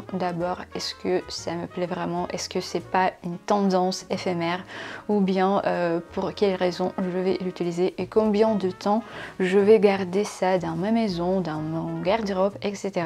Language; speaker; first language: French; non-native, fluent; Russian